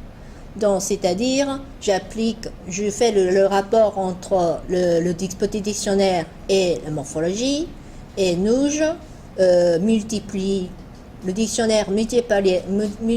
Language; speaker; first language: French; non-native, fluent; Japanese